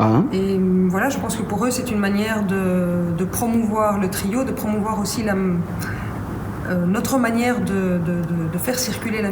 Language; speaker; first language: French; native; French